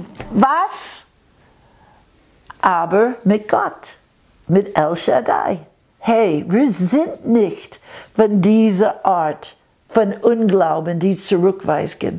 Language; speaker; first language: German; non-native, fluent; English